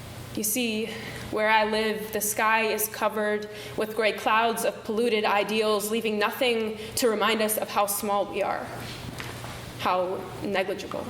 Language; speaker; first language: English; native; English